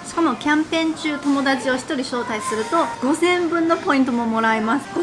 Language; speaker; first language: Japanese; non-native, fluent; Chinese